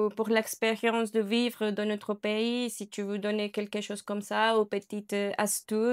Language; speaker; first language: French; non-native, learner; Spanish